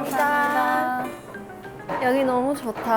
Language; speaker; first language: Korean; non-native, fluent; Chinese